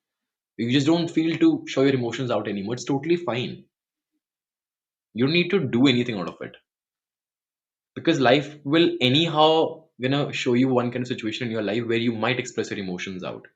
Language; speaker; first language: English; non-native, local second language; Hindi